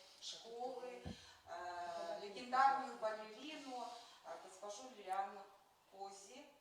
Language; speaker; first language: Russian; native; Russian